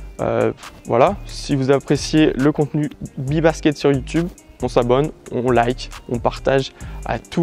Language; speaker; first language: French; native; French